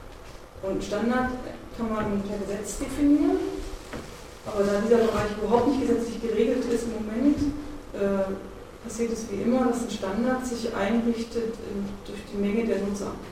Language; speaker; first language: German; native; German